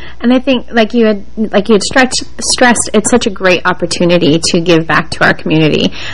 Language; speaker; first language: English; native; English